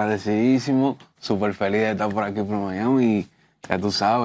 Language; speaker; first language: Spanish; native; Spanish